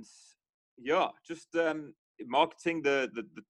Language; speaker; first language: English; native; English